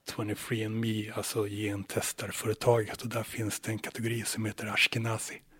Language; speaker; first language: Swedish; native; Swedish